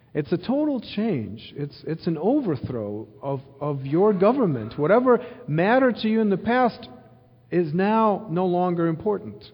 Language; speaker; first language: English; early bilingual, other home language; Ukrainian